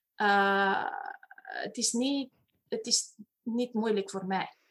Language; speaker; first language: Dutch; non-native, fluent; Romanian